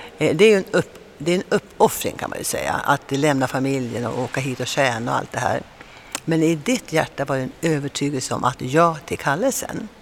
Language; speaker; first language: Swedish; native; Swedish